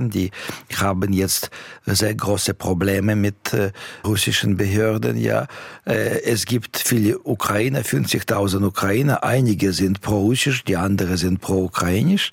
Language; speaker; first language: German; non-native, fluent; Russian